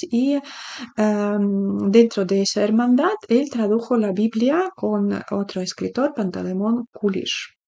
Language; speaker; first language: Spanish; non-native, fluent; Ukrainian